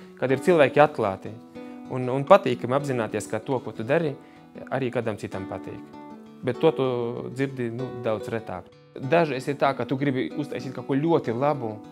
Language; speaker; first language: Latvian; native; Latvian